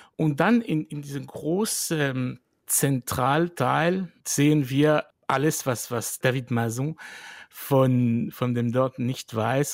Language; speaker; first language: German; non-native, fluent; French